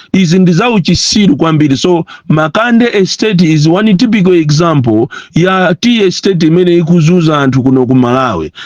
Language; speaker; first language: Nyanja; non-native, local second language; Tumbuka